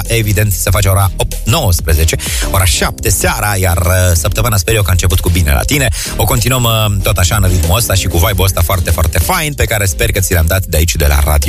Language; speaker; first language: Romanian; native; Romanian